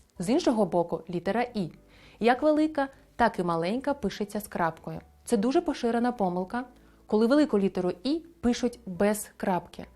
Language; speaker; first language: Ukrainian; non-native, local second language; Crimean Tatar